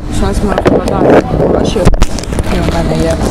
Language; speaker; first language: Ukrainian; native; Ukrainian